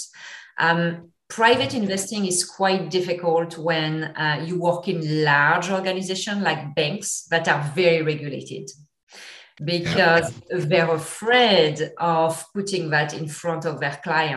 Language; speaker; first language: English; non-native, fluent; French